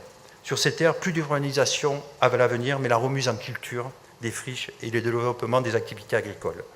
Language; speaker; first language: French; native; French